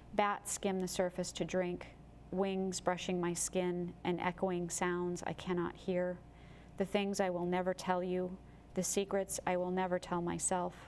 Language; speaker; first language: English; native; English